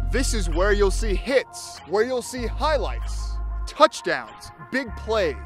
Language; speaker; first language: English; native; English